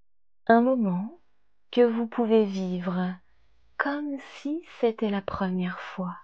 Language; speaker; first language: French; native; French